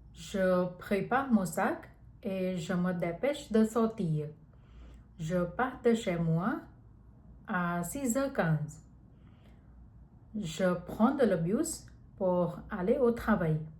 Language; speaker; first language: French; non-native, learner; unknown